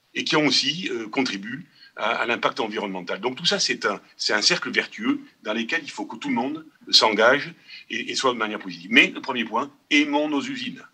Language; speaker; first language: French; native; French